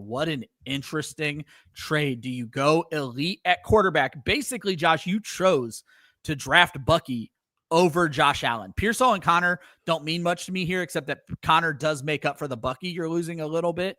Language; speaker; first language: English; native; English